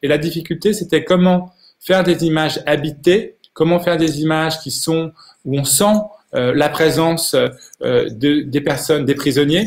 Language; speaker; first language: French; native; French